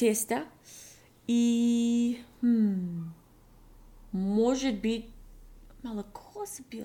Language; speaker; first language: Russian; non-native, learner; English